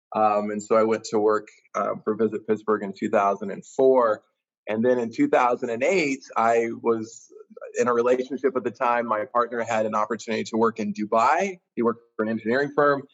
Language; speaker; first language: English; native; English